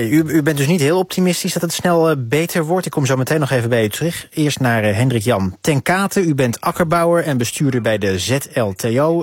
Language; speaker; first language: Dutch; native; Dutch